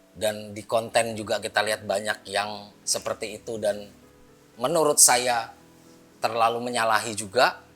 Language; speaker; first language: Indonesian; native; Indonesian